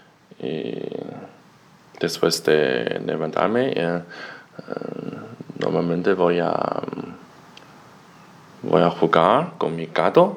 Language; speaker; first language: Spanish; non-native, learner; Chinese